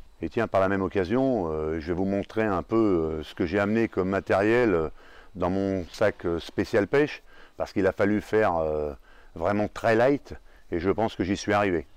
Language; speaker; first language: French; native; French